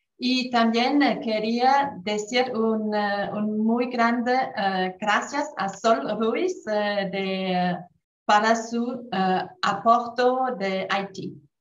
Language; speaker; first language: Spanish; non-native, fluent; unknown